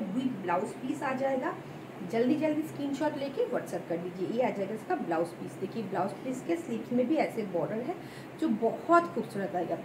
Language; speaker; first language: Hindi; non-native, local second language; Bangla